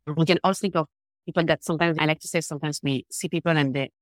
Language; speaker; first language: English; non-native, fluent; French